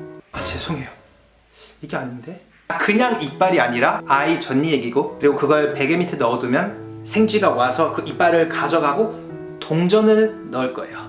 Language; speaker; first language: Korean; non-native, fluent; French